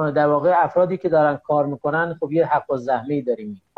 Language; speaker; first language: Persian; native; Persian